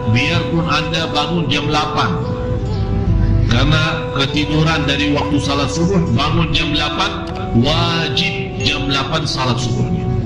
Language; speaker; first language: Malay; non-native, fluent; Arabic